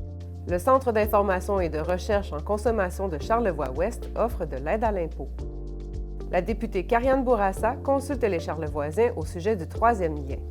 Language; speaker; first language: French; native; French